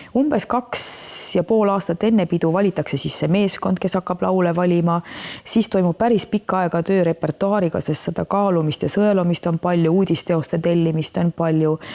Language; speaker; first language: Estonian; native; Estonian